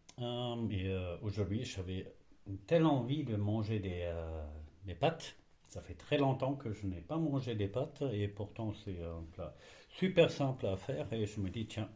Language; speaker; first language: French; non-native, fluent; German